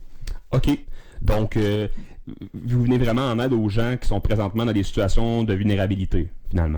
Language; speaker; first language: French; native; French